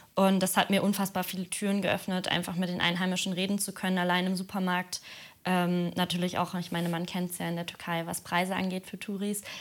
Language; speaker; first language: German; native; German